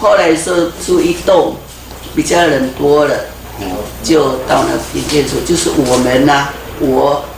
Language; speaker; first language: Chinese; non-native, local second language; Amis